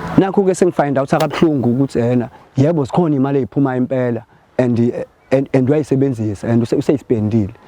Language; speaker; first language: Zulu; non-native, local second language; Xhosa